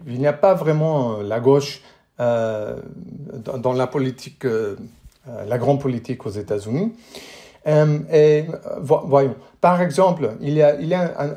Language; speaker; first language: French; non-native, fluent; English